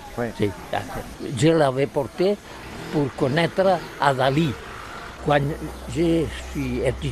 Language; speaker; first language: French; non-native, learner; Catalan